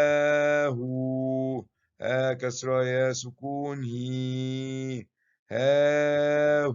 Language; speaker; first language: Arabic; non-native, fluent; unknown